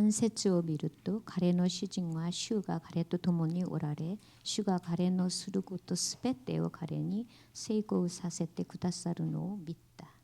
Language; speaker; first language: Japanese; non-native, learner; Korean